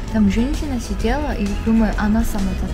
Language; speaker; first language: Russian; non-native, learner; Korean